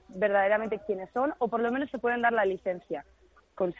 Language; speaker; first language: Spanish; native; Spanish